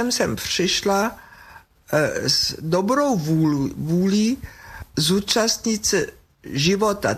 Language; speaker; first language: Czech; non-native, fluent; German